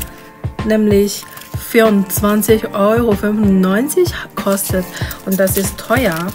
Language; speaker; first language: German; non-native, learner; Chinese